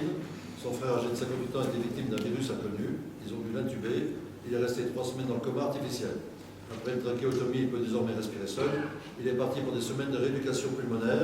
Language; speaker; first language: French; native; French